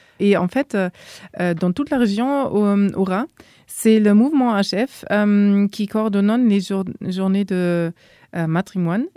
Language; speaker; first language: French; non-native, fluent; German